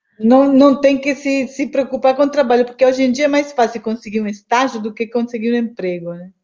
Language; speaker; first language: Portuguese; non-native, fluent; Italian